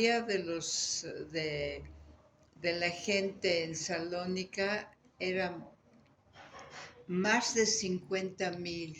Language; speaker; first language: Spanish; native; Spanish